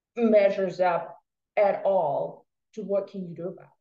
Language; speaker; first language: English; non-native, fluent; Russian